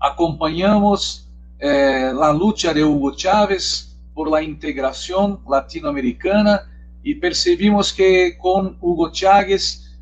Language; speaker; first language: Spanish; non-native, learner; Portuguese